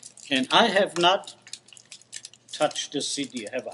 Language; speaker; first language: English; non-native, fluent; German